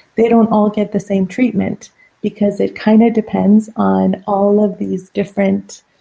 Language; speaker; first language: English; non-native, fluent; Persian